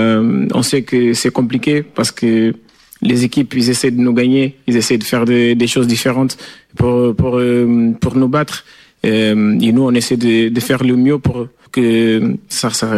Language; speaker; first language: French; non-native, fluent; Portuguese